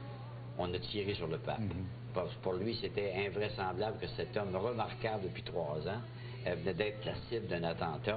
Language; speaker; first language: French; native; French